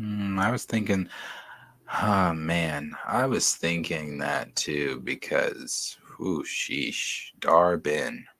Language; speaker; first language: English; native; English